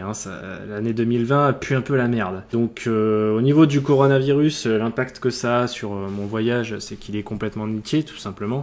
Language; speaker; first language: French; native; French